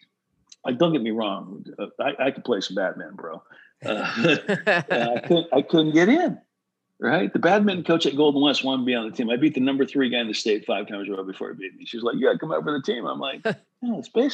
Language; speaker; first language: English; native; English